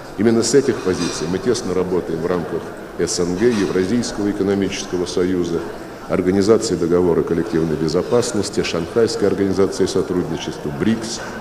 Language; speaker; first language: Russian; native; Russian